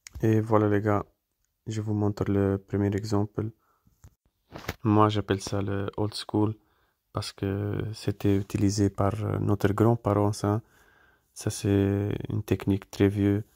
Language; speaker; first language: French; non-native, fluent; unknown